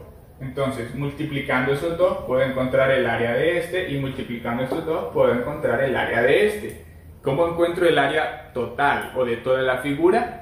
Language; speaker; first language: Spanish; native; Spanish